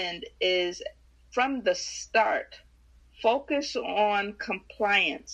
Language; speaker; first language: English; native; English